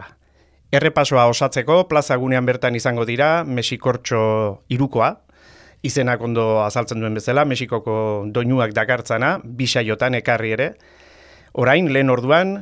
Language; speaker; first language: Basque; native; Basque